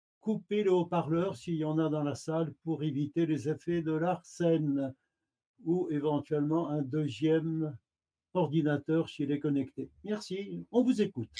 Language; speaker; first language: French; native; French